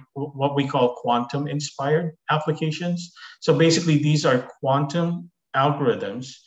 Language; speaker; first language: English; non-native, local second language; Filipino